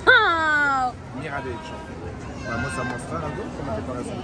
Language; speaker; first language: Spanish; non-native, fluent; French